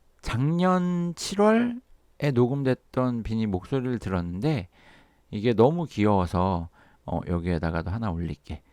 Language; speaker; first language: Korean; native; Korean